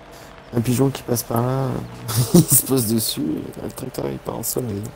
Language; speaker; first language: French; native; French